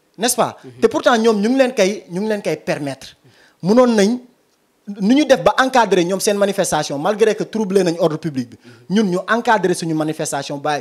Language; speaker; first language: French; non-native, local second language; Wolof